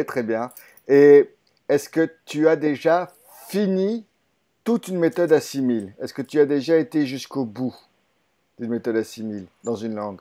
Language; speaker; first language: French; native; French